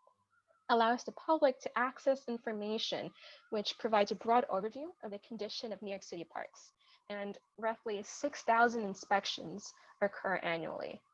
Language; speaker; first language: English; native; English